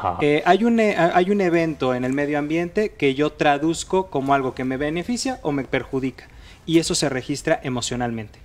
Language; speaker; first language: Spanish; native; Spanish